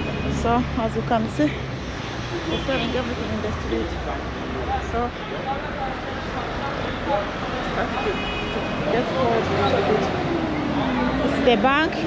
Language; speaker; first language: English; non-native, fluent; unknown